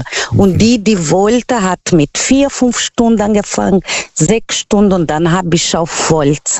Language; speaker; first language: German; non-native, fluent; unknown